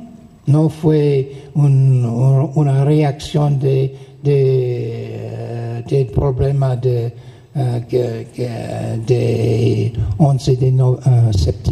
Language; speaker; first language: Spanish; non-native, fluent; English